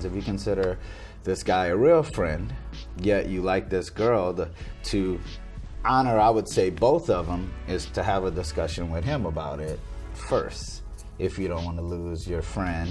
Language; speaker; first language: English; native; English